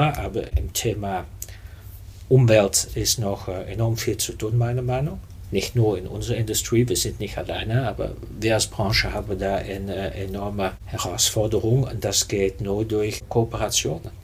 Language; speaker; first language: German; non-native, fluent; Dutch